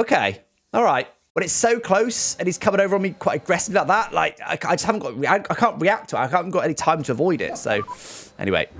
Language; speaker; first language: English; native; English